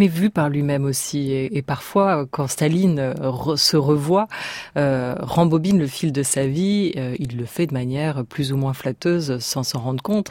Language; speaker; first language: French; native; French